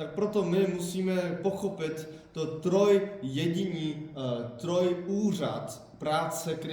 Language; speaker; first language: Czech; non-native, fluent; Korean